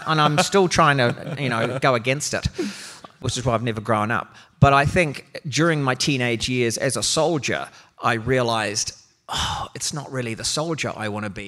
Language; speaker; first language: English; native; English